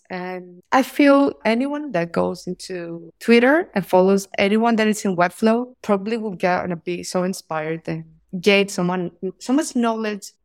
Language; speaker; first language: English; non-native, fluent; Greek